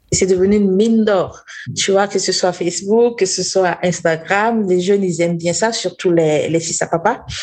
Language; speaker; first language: French; non-native, local second language; Mossi